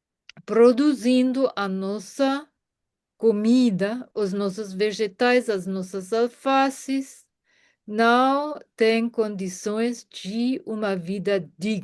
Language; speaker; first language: Portuguese; non-native, fluent; German